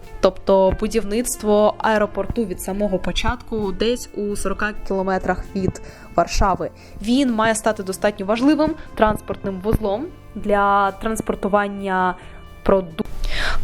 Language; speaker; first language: Ukrainian; native; Ukrainian